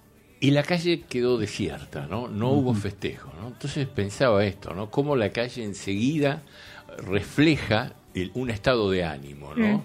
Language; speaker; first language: Spanish; native; Spanish